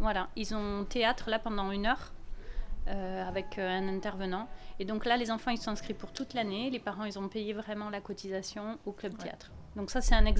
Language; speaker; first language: French; native; French